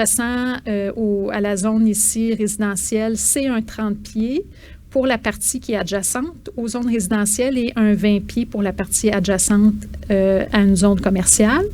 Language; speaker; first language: French; native; French